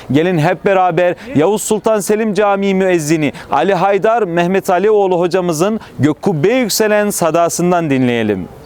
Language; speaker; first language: Turkish; native; Turkish